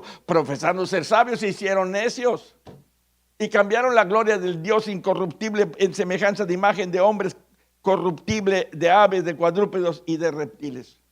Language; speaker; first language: Spanish; native; Spanish